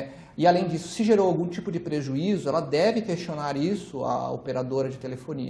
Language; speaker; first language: Portuguese; native; Portuguese